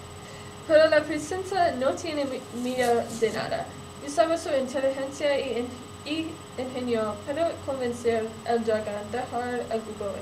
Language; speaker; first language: Spanish; non-native, learner; English